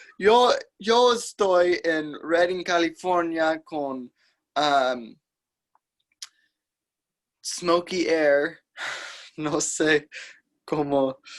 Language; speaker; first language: Spanish; non-native, learner; English